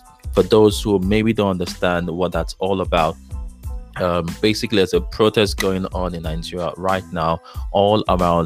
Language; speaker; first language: English; non-native, local second language; Yoruba